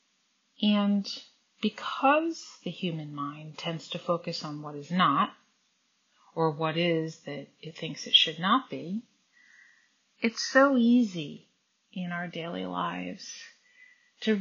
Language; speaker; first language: English; native; English